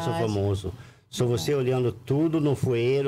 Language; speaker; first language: Portuguese; non-native, learner; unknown